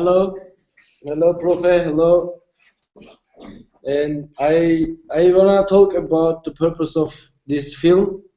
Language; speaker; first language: English; non-native, learner; Turkish